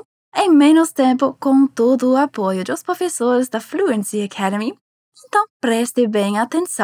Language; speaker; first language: Portuguese; non-native, fluent; German